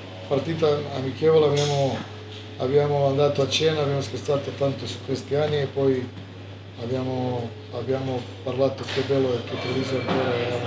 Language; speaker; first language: Italian; non-native, fluent; Serbian